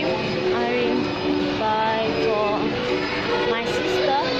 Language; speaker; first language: English; non-native, learner; Vietnamese